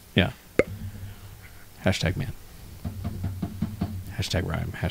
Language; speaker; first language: English; native; English